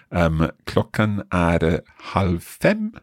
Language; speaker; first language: Swedish; non-native, learner; English